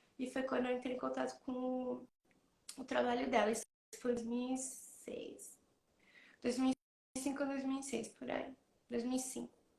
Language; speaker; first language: Portuguese; native; Portuguese